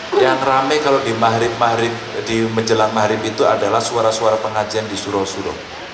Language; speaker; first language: Indonesian; native; Indonesian